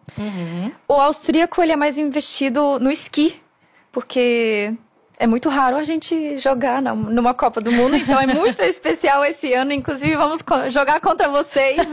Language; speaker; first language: Portuguese; non-native, fluent; German